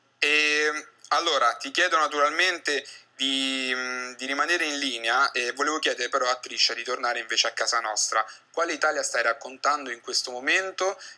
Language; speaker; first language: Italian; native; Italian